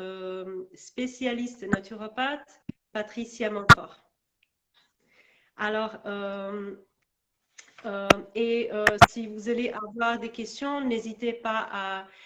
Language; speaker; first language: French; non-native, learner; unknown